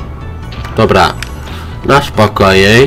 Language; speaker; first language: Polish; non-native, learner; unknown